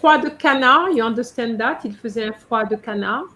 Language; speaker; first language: French; non-native, fluent; English